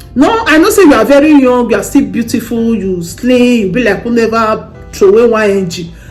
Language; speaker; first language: Nigerian Pidgin; native; Nigerian Pidgin